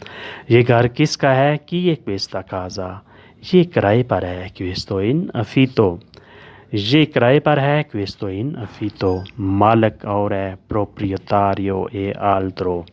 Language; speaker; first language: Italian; non-native, learner; Urdu